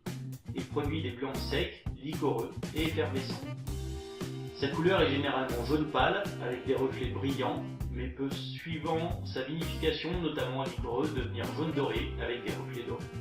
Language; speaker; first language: French; native; French